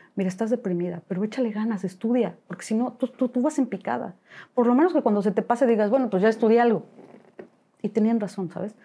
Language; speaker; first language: Spanish; native; Spanish